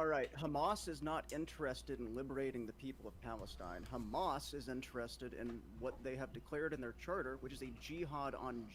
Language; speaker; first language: English; native; English